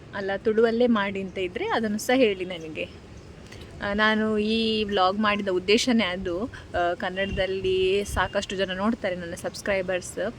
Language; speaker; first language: Kannada; non-native, local second language; Tulu